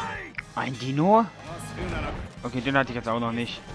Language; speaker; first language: German; native; German